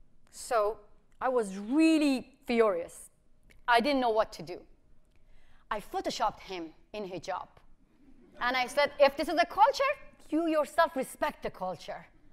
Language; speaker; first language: English; non-native, fluent; Persian